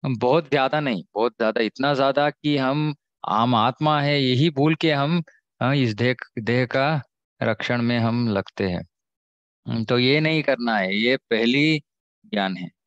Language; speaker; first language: Hindi; non-native, local second language; Kannada